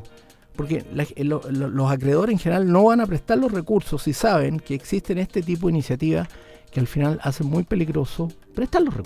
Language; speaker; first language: Spanish; native; Spanish